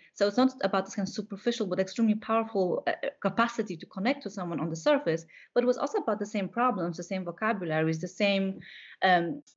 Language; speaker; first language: English; non-native, fluent; Polish